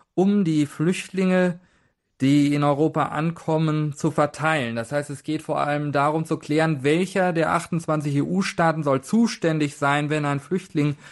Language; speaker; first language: German; native; German